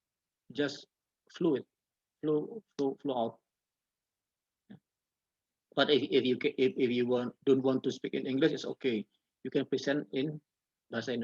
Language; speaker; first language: English; non-native, learner; Indonesian